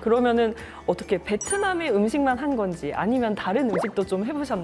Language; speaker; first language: Korean; native; Korean